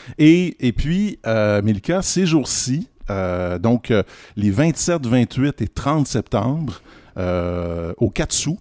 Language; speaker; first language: French; native; French